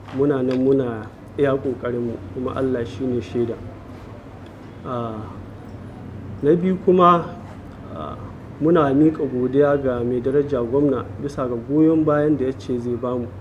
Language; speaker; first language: Hausa; native; Hausa